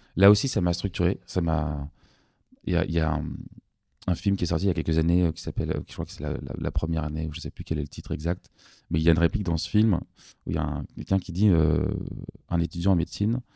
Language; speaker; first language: French; native; French